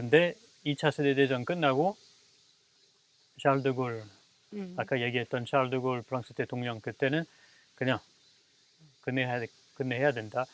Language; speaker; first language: Korean; non-native, fluent; French